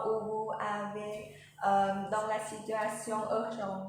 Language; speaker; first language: French; non-native, learner; Vietnamese